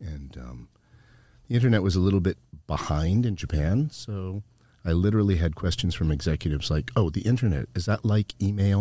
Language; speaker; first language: English; native; English